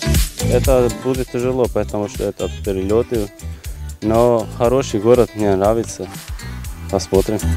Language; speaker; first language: Russian; non-native, fluent; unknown